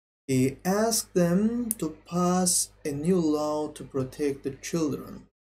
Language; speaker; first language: English; non-native, fluent; Azerbaijani